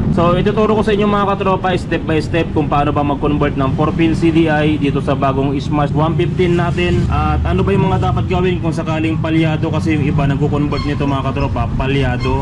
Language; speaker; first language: Filipino; non-native, local second language; Pangasinan